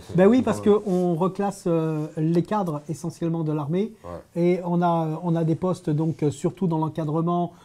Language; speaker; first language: French; native; French